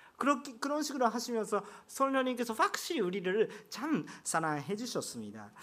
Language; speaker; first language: Korean; non-native, fluent; Japanese